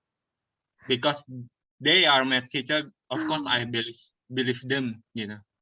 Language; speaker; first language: English; non-native, learner; Indonesian